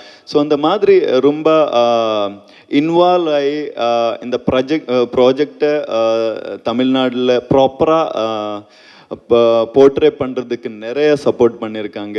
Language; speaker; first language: Tamil; non-native, fluent; Malayalam